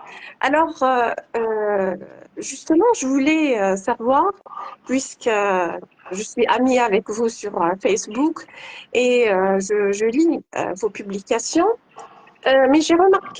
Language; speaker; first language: French; non-native, local second language; Arabic